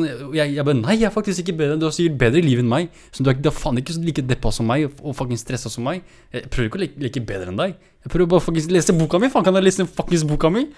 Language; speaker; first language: Norwegian; early bilingual, other home language; Kurdish